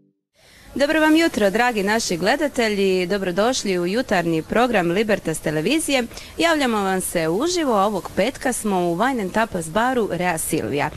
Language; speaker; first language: Croatian; native; Croatian